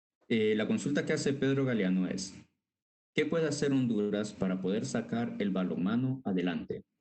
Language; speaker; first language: Spanish; native; Spanish